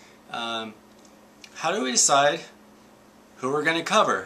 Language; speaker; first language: English; native; English